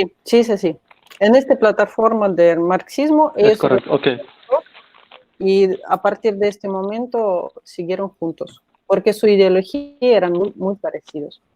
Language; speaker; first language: Spanish; non-native, fluent; Russian